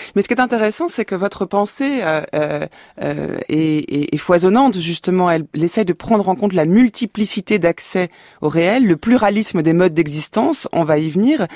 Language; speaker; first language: French; native; French